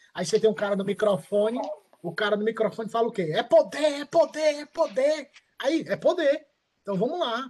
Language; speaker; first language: Portuguese; native; Portuguese